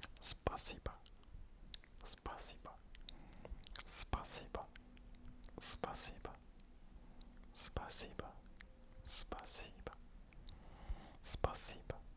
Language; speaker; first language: Korean; non-native, learner; French